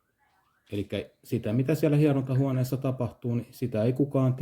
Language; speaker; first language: Finnish; native; Finnish